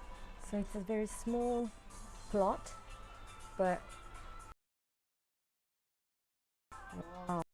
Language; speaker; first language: English; non-native, fluent; Japanese